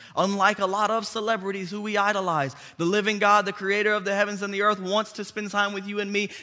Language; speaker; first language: English; native; English